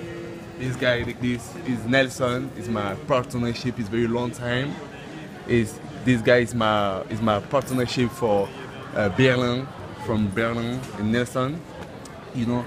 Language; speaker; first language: English; non-native, learner; French